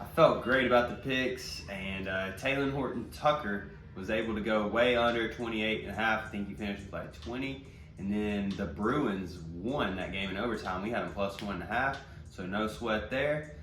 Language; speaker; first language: English; native; English